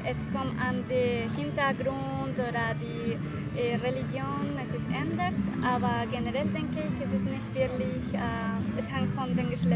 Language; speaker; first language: German; non-native, learner; Spanish